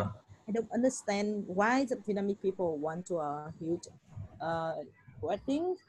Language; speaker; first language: English; non-native, learner; Vietnamese